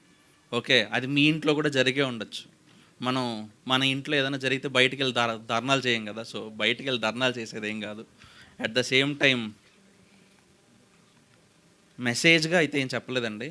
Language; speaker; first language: Telugu; native; Telugu